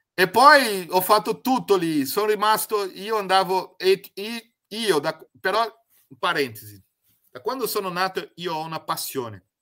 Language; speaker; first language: Italian; non-native, fluent; Portuguese